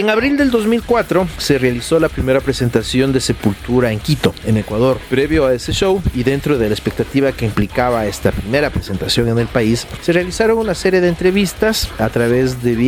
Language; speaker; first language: Spanish; native; Spanish